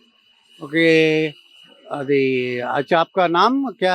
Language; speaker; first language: Hindi; non-native, local second language; Telugu